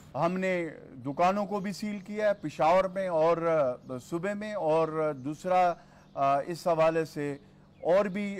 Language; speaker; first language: Urdu; non-native, local second language; Pashto